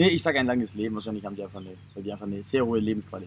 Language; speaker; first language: German; native; German